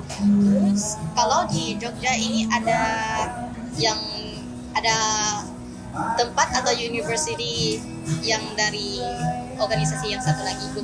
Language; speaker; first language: Indonesian; non-native, learner; Thai